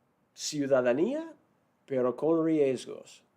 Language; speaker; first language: Spanish; non-native, fluent; English